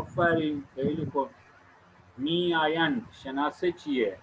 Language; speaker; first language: Persian; non-native, fluent; Urdu